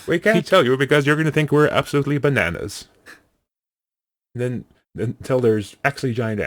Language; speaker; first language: English; native; English